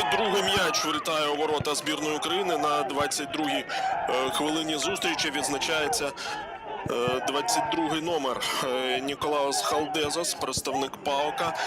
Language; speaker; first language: Ukrainian; native; Ukrainian